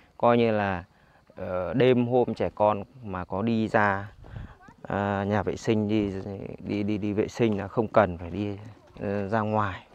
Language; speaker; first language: Vietnamese; native; Vietnamese